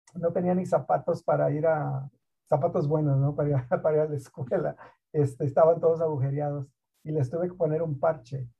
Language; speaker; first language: Spanish; native; Spanish